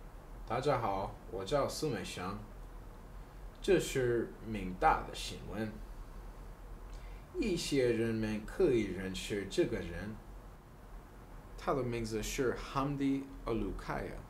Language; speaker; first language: Chinese; non-native, learner; English